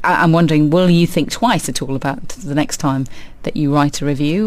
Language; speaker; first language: English; native; English